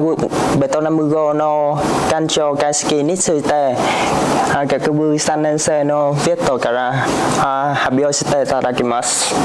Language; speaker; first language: Japanese; non-native, learner; Vietnamese